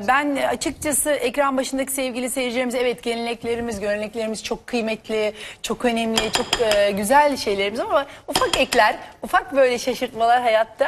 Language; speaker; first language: Turkish; native; Turkish